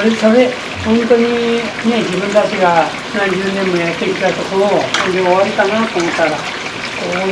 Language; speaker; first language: Japanese; native; Japanese